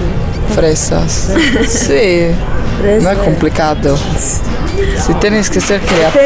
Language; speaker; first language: Spanish; non-native, learner; Portuguese